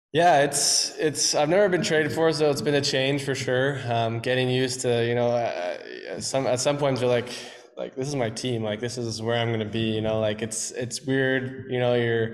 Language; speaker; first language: English; native; English